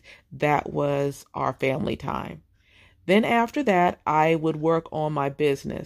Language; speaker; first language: English; native; English